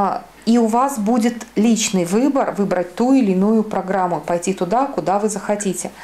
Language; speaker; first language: Russian; native; Russian